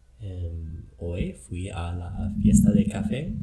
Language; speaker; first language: Spanish; non-native, fluent; English